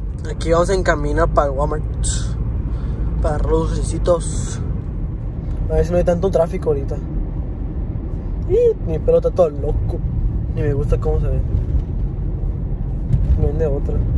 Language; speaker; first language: Spanish; early bilingual, heritage; Spanish